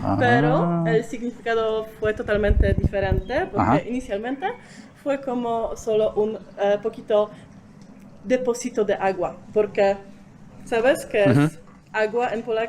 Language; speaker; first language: Spanish; non-native, fluent; Polish